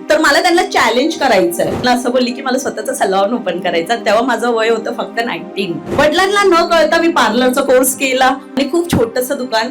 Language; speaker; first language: Marathi; non-native, local second language; Telugu